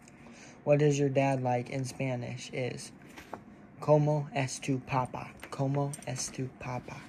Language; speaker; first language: Spanish; non-native, learner; English